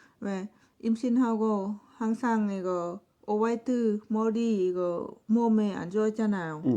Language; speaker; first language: Korean; non-native, learner; Lao